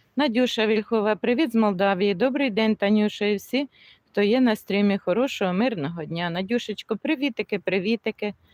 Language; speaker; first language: Ukrainian; native; Ukrainian